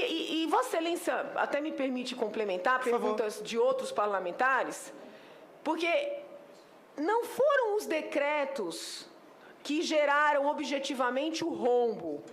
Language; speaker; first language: Portuguese; native; Portuguese